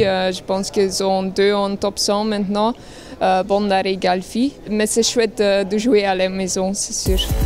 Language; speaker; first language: French; non-native, local second language; Dutch